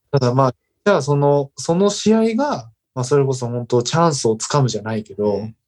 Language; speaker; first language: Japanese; native; Japanese